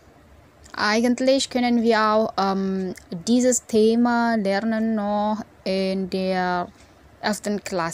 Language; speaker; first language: German; non-native, fluent; Indonesian